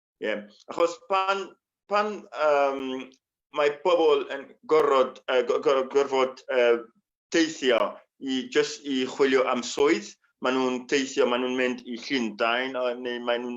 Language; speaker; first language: Welsh; non-native, fluent; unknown